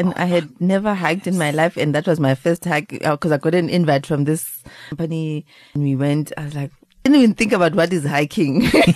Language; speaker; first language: English; non-native, local second language; Xhosa